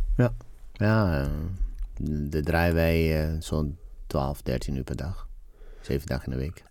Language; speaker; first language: Dutch; non-native, fluent; Italian